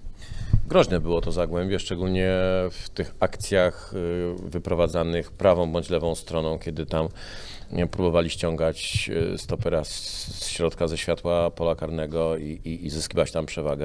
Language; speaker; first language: Polish; native; Polish